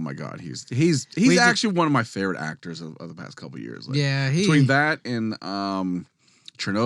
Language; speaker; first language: English; native; English